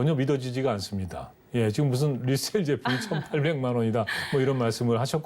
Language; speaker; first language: Korean; native; Korean